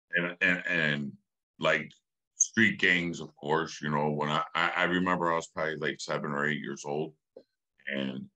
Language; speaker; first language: English; native; English